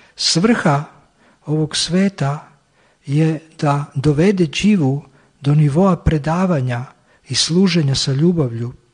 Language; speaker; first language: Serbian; native; Serbian